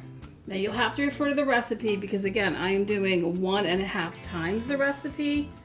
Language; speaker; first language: English; native; English